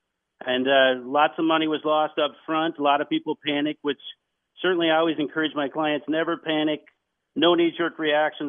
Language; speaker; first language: English; native; English